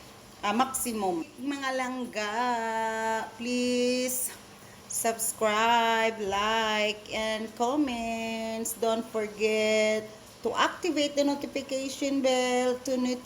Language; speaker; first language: English; non-native, local second language; Cebuano